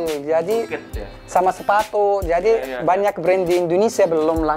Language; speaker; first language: Indonesian; non-native, fluent; Arabic